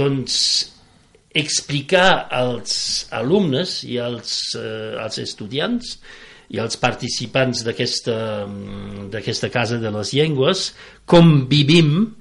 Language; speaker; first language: Catalan; non-native, fluent; French